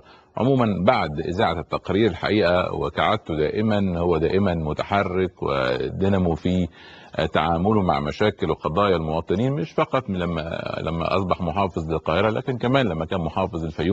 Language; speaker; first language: Arabic; native; Arabic